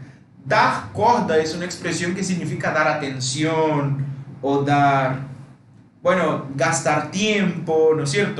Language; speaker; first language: Portuguese; non-native, fluent; Spanish